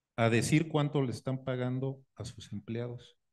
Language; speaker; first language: Spanish; native; Spanish